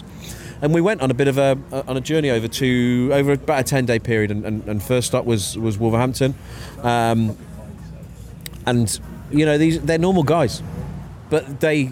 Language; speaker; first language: English; native; English